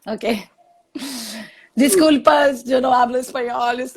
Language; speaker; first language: Spanish; non-native, learner; Portuguese